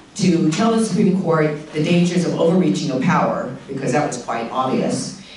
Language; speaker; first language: English; native; English